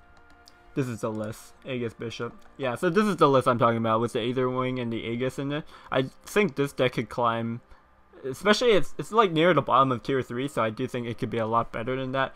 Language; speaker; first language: English; native; English